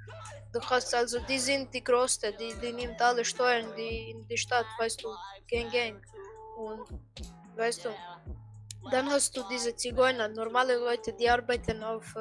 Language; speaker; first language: German; non-native, learner; Croatian